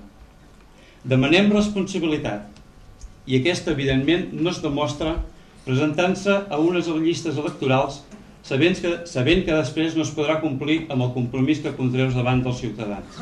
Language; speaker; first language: Catalan; native; Catalan